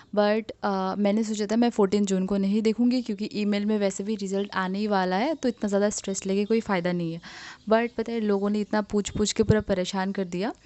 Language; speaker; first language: Hindi; non-native, local second language; Assamese